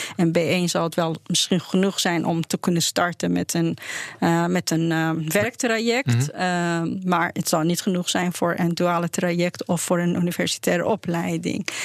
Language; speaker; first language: Dutch; non-native, fluent; Persian